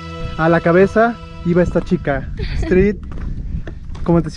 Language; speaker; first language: Spanish; native; Spanish